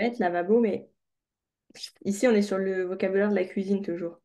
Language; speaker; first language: French; native; French